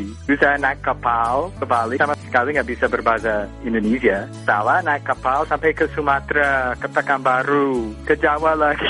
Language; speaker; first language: Indonesian; non-native, fluent; English